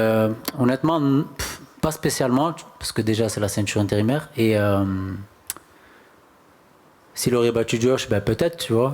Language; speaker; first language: French; native; French